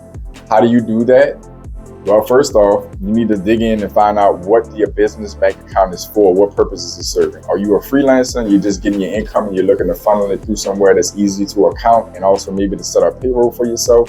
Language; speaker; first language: English; native; English